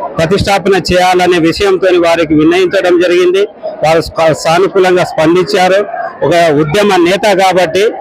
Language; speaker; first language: Telugu; non-native, local second language; Lambadi